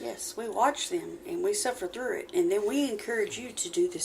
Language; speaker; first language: English; native; English